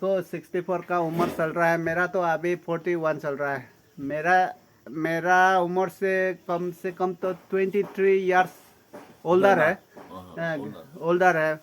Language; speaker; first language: Hindi; non-native, local second language; Mizo